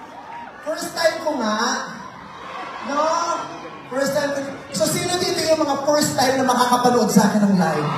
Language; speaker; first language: Filipino; native; Filipino